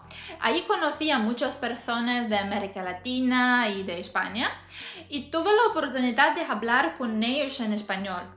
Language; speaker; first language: Spanish; non-native, fluent; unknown